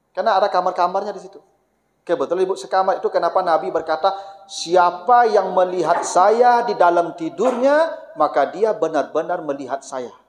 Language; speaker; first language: Malay; non-native, local second language; Minangkabau